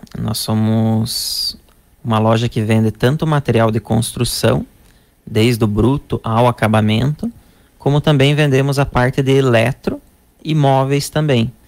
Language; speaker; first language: Portuguese; native; Portuguese